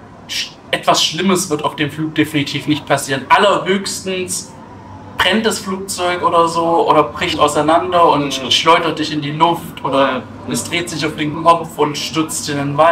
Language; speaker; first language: German; native; German